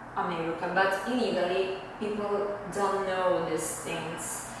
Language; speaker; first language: English; non-native, fluent; Italian